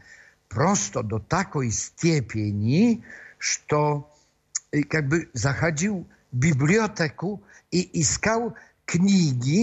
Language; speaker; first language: Russian; non-native, fluent; Polish